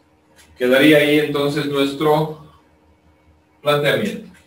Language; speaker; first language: Spanish; native; Spanish